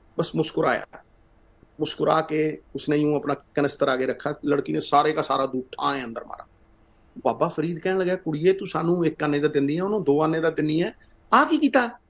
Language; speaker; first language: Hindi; non-native, local second language; Punjabi